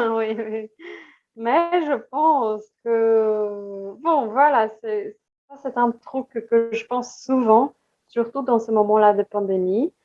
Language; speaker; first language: French; non-native, fluent; Portuguese